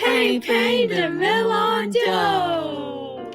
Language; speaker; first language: French; non-native, local second language; English